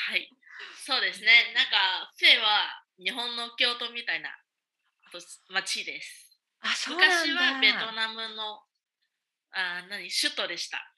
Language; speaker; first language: Japanese; non-native, fluent; Vietnamese